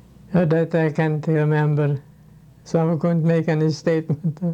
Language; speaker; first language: English; non-native, fluent; Swedish